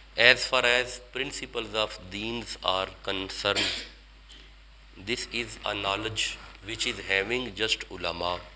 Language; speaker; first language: English; non-native, local second language; Urdu